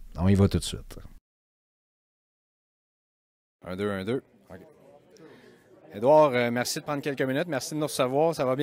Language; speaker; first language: French; native; French